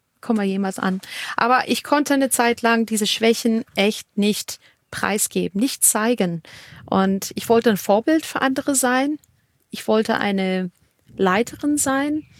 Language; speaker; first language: German; non-native, fluent; English